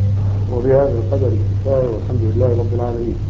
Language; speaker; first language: Arabic; native; Arabic